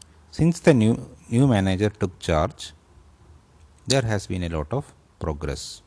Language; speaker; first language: English; non-native, local second language; Malayalam